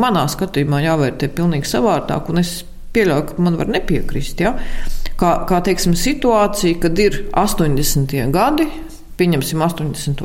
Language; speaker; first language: Latvian; native; Latvian